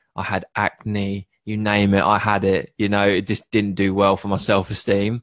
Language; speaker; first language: English; native; English